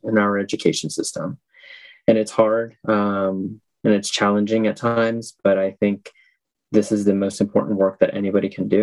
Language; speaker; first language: English; native; English